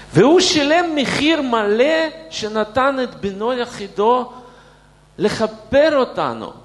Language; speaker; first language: Hebrew; non-native, fluent; Russian